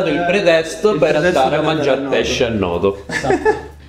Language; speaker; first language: Italian; native; Italian